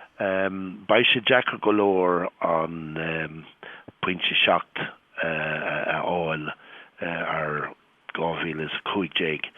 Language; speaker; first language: Irish; non-native, local second language; English